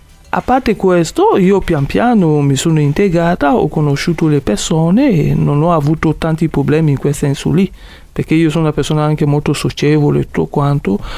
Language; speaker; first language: Italian; non-native, fluent; Bambara